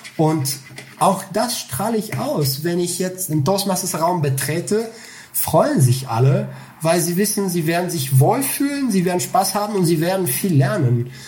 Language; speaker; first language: German; non-native, fluent; Bulgarian